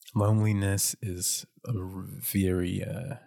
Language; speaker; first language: English; native; English